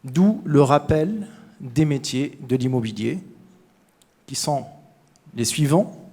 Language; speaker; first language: French; non-native, local second language; Arabic